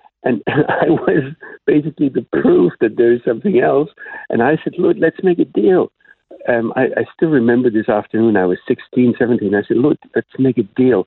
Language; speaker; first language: English; non-native, fluent; German